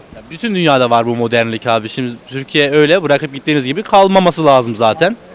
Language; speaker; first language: Turkish; native; Turkish